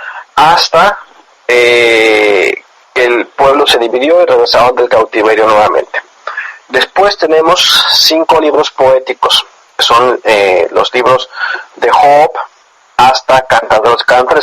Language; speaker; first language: Spanish; native; Spanish